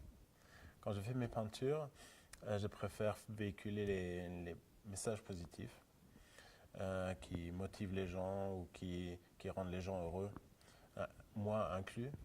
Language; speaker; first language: French; non-native, local second language; Luxembourgish